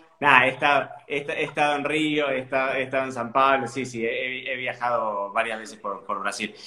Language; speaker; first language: Spanish; native; Spanish